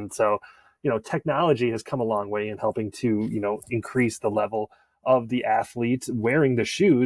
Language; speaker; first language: English; native; English